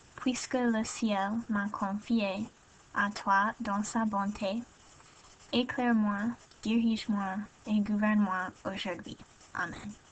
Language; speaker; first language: French; non-native, fluent; English